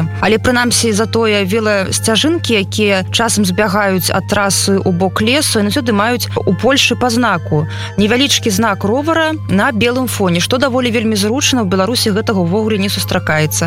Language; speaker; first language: Belarusian; native; Belarusian